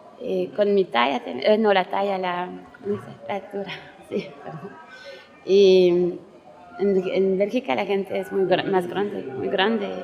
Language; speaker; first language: Spanish; non-native, learner; French